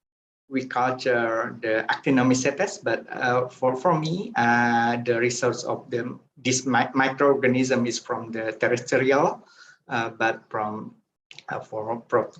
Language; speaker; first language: English; non-native, fluent; Indonesian